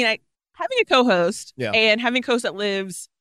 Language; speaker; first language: English; native; English